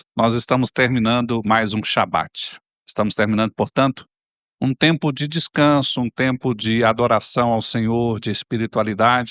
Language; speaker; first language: Portuguese; native; Portuguese